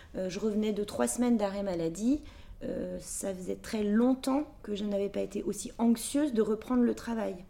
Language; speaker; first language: French; native; French